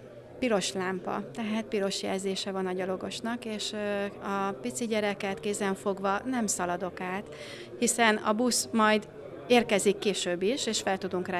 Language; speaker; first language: Hungarian; native; Hungarian